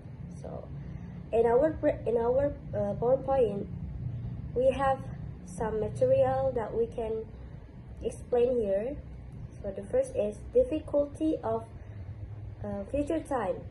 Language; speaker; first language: English; non-native, learner; Indonesian